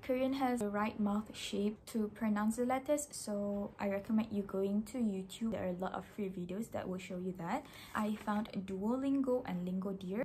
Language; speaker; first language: English; non-native, local second language; Malay